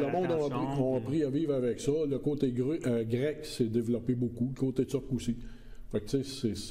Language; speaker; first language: French; native; French